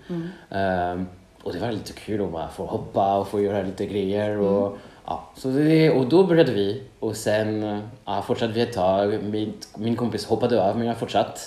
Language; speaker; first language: Swedish; non-native, fluent; French